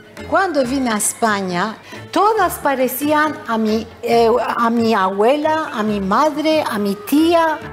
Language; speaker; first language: Spanish; early bilingual, heritage; Ladino